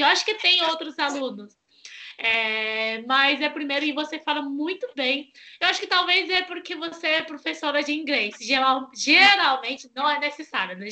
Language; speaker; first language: Portuguese; non-native, fluent; Chinese